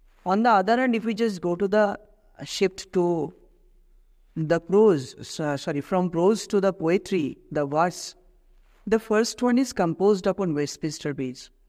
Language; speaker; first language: English; non-native, local second language; Bangla